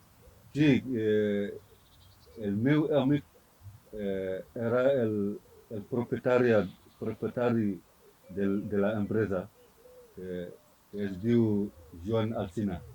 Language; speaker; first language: Catalan; non-native, learner; Fula